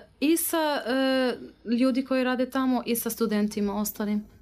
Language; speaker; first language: Croatian; non-native, learner; Arabic